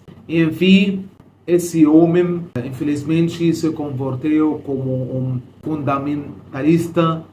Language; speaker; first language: Portuguese; non-native, fluent; Arabic